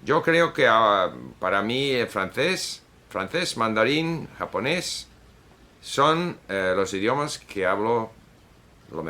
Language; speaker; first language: Spanish; non-native, fluent; Swedish